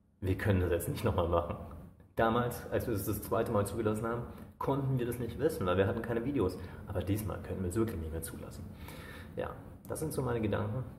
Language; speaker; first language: German; early bilingual, other home language; Romanian